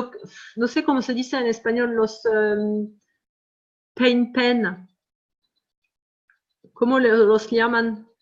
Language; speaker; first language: Spanish; non-native, fluent; French